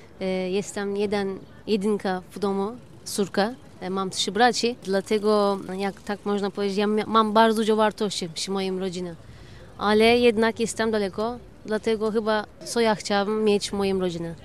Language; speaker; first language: Polish; non-native, learner; Turkish